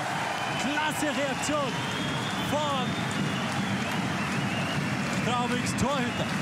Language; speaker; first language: German; native; German